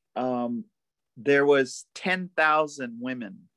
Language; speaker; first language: English; native; English